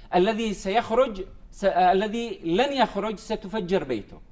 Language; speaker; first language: Arabic; native; Arabic